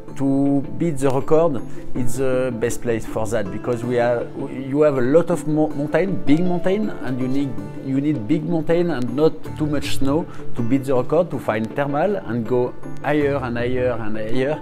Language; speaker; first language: English; non-native, learner; French